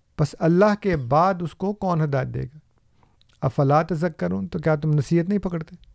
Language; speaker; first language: Urdu; native; Urdu